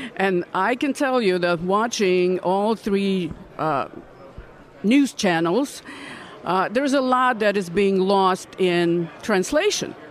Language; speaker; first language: English; non-native, fluent; Russian